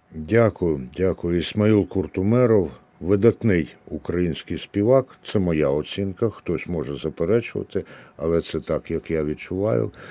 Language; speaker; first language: Ukrainian; native; Ukrainian